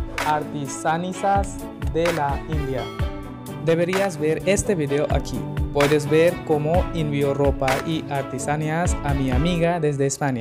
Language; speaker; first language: Spanish; non-native, learner; Hindi